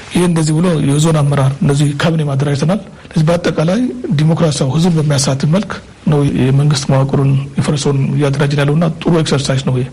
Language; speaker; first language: Amharic; non-native, local second language; Tigrinya